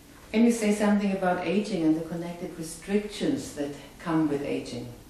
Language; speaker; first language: English; non-native, fluent; German